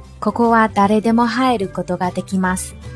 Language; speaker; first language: Japanese; non-native, fluent; Chinese